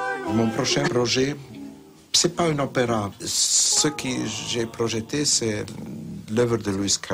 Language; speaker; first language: French; non-native, fluent; Hungarian